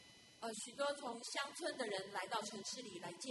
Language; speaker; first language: Chinese; native; Chinese